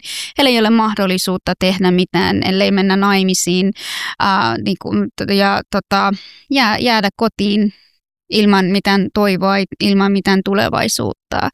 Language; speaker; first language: Finnish; non-native, fluent; Persian